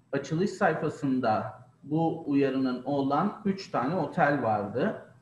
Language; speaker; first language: Turkish; native; Turkish